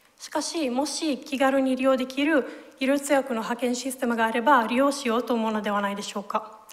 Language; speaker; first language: Japanese; non-native, fluent; Italian